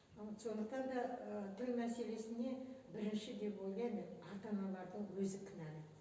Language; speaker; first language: Kazakh; native; Kazakh